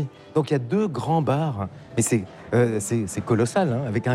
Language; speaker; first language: French; native; French